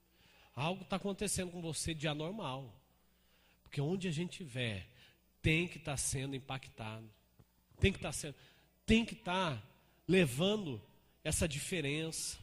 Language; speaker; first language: Portuguese; native; Portuguese